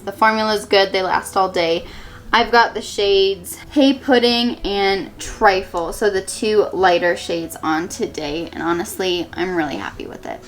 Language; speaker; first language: English; native; English